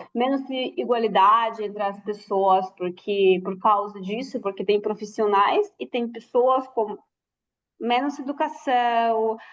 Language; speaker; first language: Portuguese; non-native, fluent; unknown